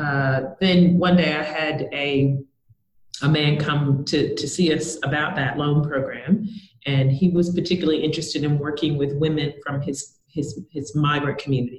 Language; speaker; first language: English; native; English